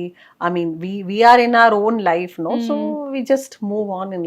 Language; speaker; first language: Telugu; non-native, local second language; Kannada